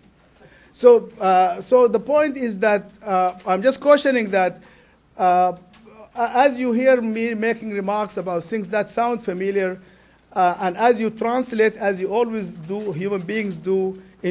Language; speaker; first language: English; non-native, fluent; Arabic